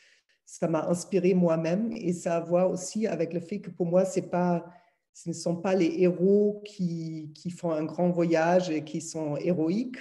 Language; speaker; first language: French; non-native, fluent; German